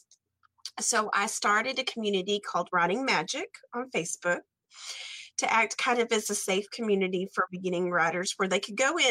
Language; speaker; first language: English; native; English